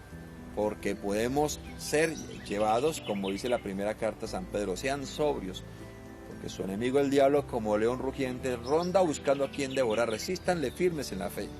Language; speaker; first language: Spanish; native; Spanish